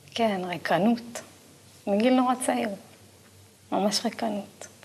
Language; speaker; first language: Hebrew; native; Hebrew